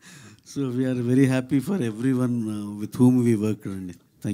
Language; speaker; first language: Telugu; native; Telugu